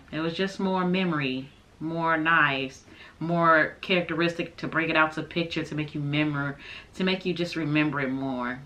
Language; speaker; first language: English; native; English